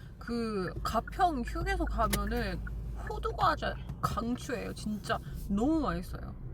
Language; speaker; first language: Korean; non-native, fluent; English